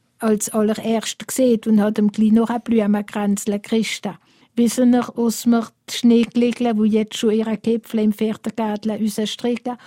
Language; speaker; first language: German; non-native, local second language; Swiss German